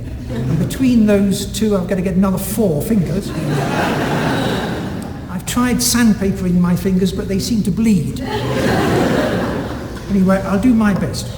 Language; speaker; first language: English; native; English